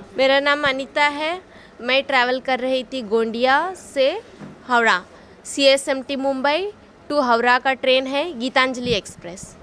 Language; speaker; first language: Hindi; non-native, local second language; Kannada